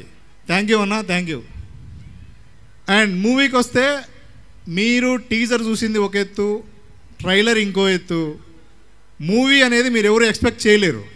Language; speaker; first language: Telugu; native; Telugu